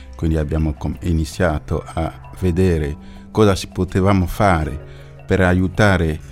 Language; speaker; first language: Italian; non-native, fluent; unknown